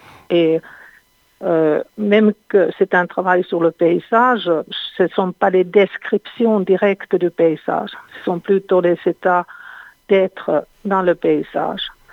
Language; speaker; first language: French; non-native, fluent; Finnish